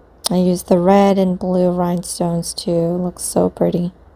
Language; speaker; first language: English; native; English